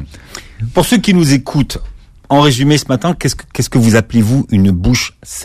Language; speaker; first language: French; native; French